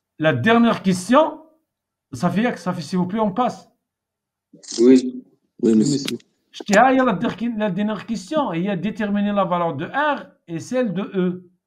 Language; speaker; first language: French; non-native, local second language; Arabic